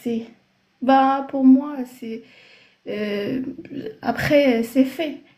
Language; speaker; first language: French; non-native, learner; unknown